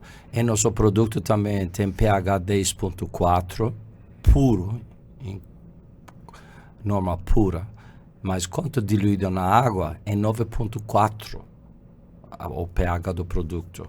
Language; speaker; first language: Portuguese; non-native, fluent; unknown